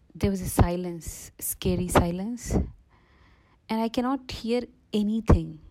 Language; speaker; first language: English; non-native, local second language; Telugu